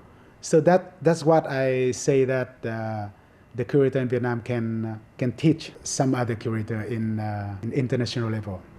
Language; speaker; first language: English; non-native, fluent; Vietnamese